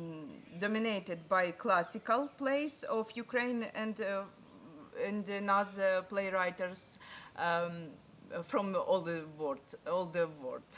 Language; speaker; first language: English; non-native, learner; Ukrainian